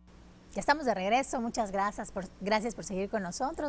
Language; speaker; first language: Spanish; native; Spanish